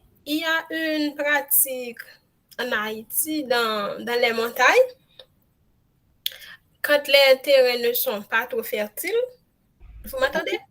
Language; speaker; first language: French; non-native, local second language; Haitian Creole